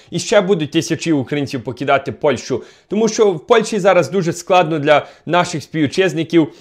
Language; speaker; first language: Ukrainian; non-native, fluent; English